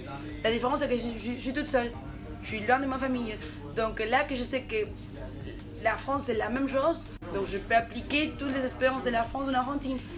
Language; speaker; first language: French; non-native, fluent; Spanish